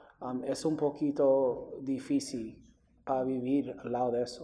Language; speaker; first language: Spanish; early bilingual, heritage; Spanish